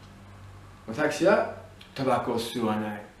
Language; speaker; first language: Japanese; non-native, fluent; English